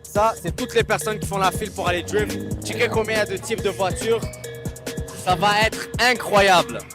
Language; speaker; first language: French; native; French